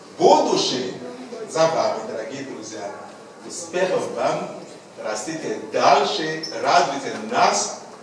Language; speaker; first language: Russian; non-native, fluent; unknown